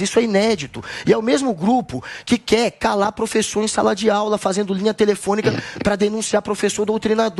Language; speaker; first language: Portuguese; native; Portuguese